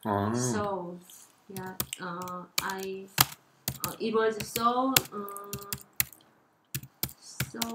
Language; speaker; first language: English; non-native, learner; Korean